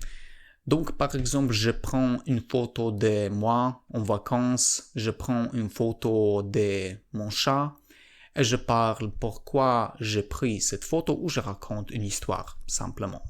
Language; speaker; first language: French; non-native, learner; Polish